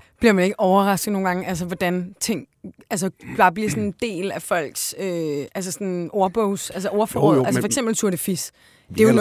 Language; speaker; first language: Danish; native; Danish